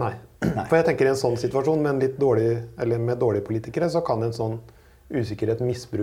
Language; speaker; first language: Norwegian; native; Norwegian